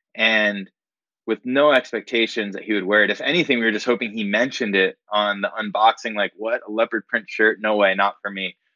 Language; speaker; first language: English; native; English